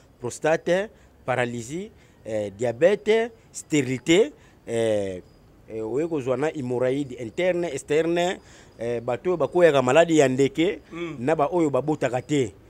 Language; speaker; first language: Lingala; non-native, local second language; Kongo